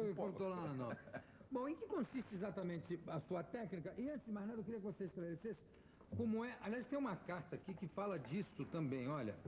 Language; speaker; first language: Portuguese; native; Portuguese